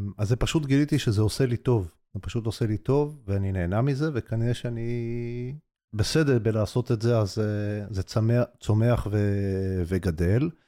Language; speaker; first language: Hebrew; early bilingual, other home language; Portuguese